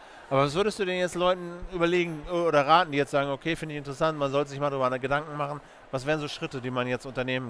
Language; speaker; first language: German; native; German